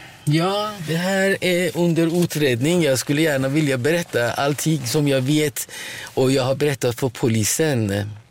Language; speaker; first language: Swedish; non-native, fluent; Persian